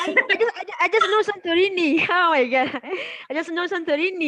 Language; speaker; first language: English; non-native, learner; Indonesian